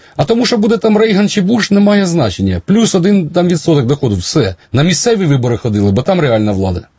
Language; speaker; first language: Ukrainian; native; Ukrainian